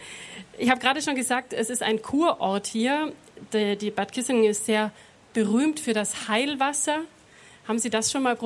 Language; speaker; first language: German; native; German